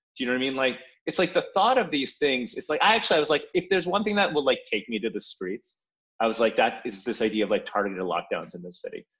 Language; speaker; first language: English; early bilingual, other home language; Polish